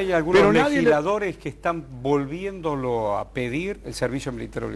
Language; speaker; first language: Spanish; native; Spanish